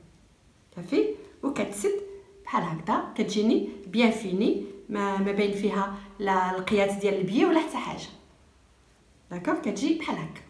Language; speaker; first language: Arabic; native; Arabic